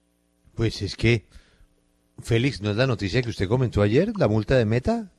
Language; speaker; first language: Spanish; native; Spanish